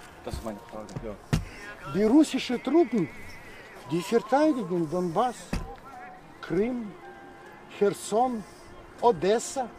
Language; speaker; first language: German; non-native, fluent; Russian